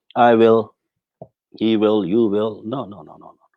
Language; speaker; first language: English; non-native, local second language; Urdu